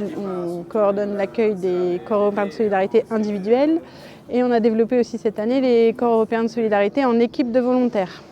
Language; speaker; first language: French; native; French